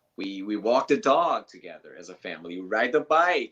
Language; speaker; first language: English; non-native, fluent; Portuguese